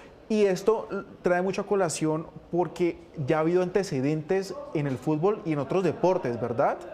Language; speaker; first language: Spanish; native; Spanish